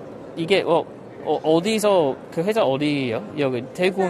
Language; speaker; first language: Korean; non-native, learner; English